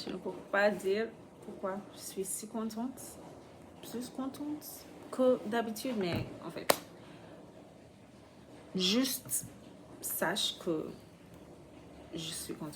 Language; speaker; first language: French; non-native, fluent; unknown